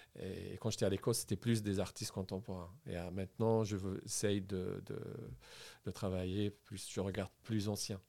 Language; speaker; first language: French; non-native, local second language; Arabic